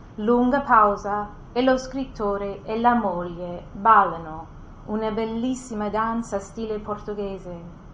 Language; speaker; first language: Italian; non-native, fluent; English